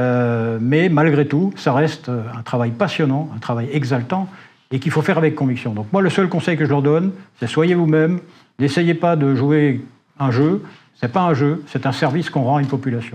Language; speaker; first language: French; native; French